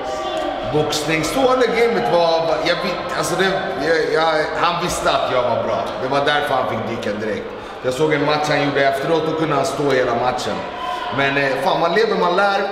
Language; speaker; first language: Swedish; native; Swedish